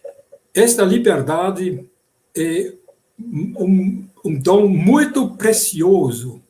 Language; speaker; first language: Portuguese; non-native, fluent; German